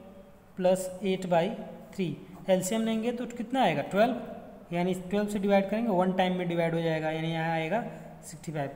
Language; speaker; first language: Hindi; native; Hindi